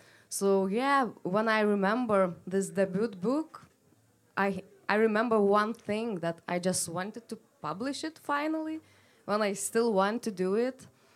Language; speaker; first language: English; non-native, fluent; Lithuanian